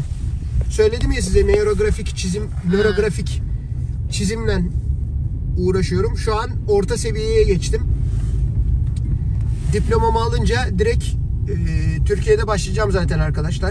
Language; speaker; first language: Turkish; native; Turkish